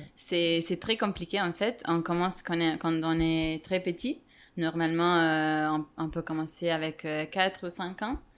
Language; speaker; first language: French; non-native, fluent; Italian